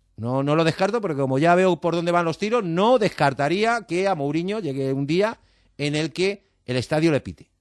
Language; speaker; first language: Spanish; native; Spanish